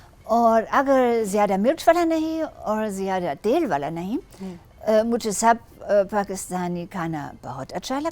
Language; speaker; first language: Hindi; non-native, learner; German